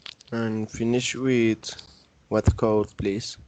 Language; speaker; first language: English; non-native, learner; Spanish